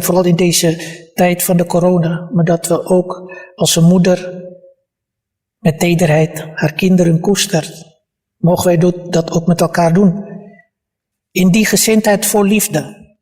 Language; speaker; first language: Dutch; early bilingual, other home language; Malay